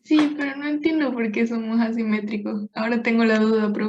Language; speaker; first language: Spanish; native; Spanish